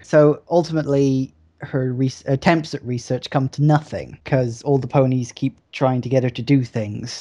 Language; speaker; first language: English; native; English